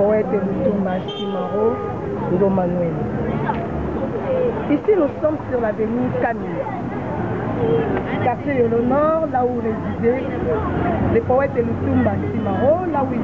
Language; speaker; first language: French; non-native, local second language; Lingala